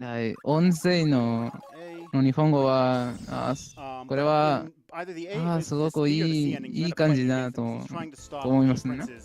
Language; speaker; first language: Japanese; non-native, learner; Spanish